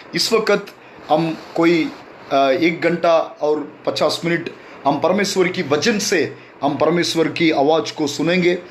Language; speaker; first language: Hindi; non-native, local second language; Tamil